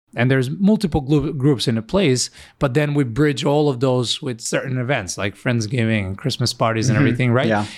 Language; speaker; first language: English; non-native, fluent; Macedonian